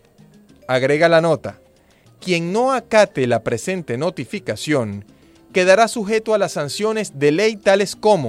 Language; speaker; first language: Spanish; native; Spanish